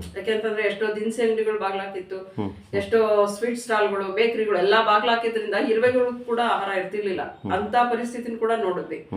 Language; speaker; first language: Kannada; native; Kannada